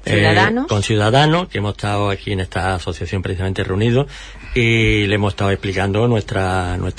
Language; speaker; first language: Spanish; native; Spanish